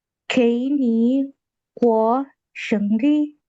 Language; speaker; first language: Chinese; non-native, learner; Indonesian